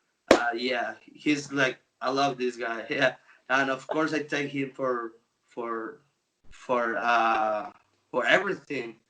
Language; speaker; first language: English; non-native, local second language; Spanish